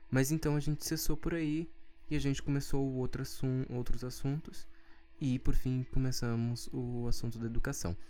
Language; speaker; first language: Portuguese; native; Portuguese